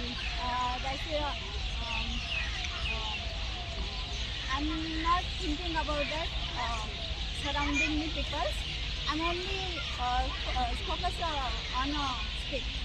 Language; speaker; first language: English; non-native, learner; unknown